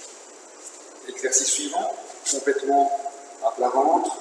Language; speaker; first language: French; native; French